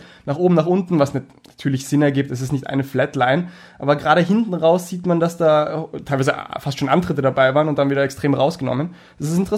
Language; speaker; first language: German; native; German